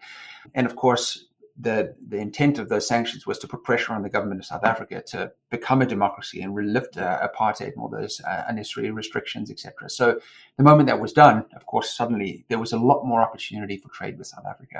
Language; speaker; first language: English; native; English